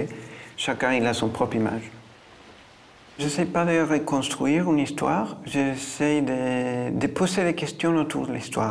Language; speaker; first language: French; non-native, fluent; Spanish